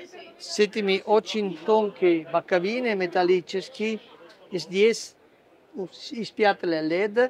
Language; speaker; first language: Russian; non-native, fluent; Italian